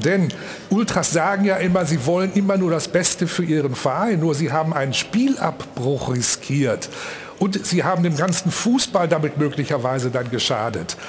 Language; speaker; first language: German; native; German